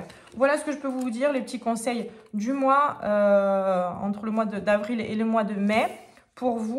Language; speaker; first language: French; native; French